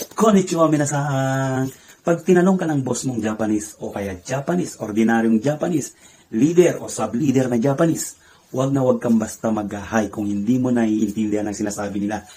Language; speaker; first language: Filipino; native; Filipino